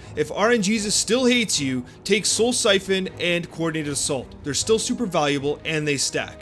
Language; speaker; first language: English; native; English